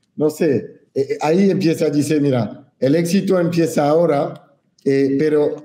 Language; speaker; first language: Spanish; non-native, fluent; French